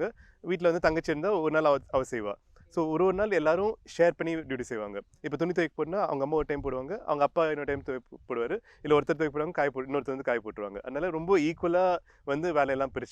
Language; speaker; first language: Tamil; native; Tamil